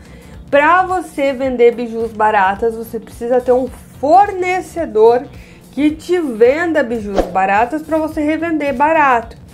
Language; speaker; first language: Portuguese; native; Portuguese